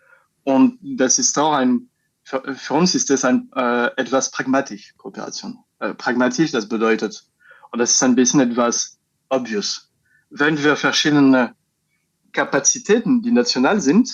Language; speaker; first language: German; non-native, fluent; French